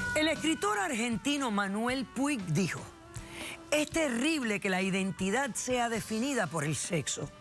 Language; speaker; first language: Spanish; native; Spanish